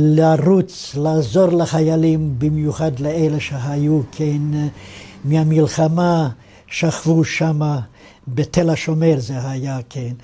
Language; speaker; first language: Hebrew; non-native, fluent; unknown